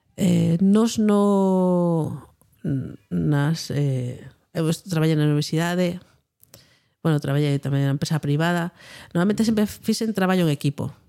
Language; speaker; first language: Galician; non-native, local second language; Spanish